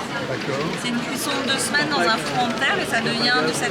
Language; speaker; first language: French; native; French